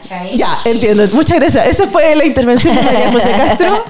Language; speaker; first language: Spanish; native; Spanish